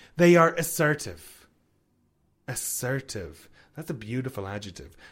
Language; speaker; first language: English; native; English